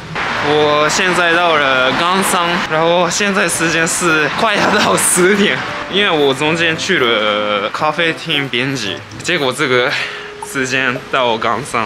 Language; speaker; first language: Chinese; early bilingual, heritage; Japanese